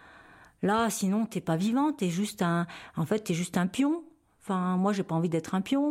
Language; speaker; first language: French; native; French